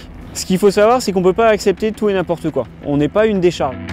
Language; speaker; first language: French; native; French